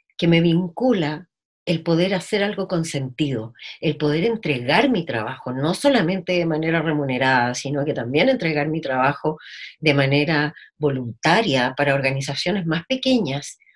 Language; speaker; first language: Spanish; native; Spanish